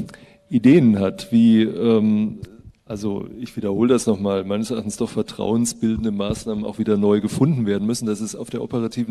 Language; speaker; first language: German; native; German